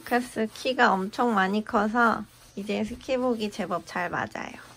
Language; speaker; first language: Korean; native; Korean